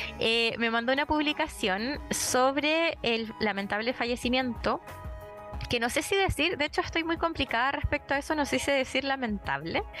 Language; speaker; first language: Spanish; native; Spanish